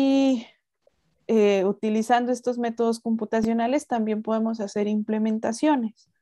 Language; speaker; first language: Spanish; native; Spanish